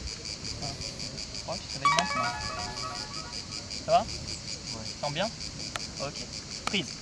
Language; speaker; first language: French; native; French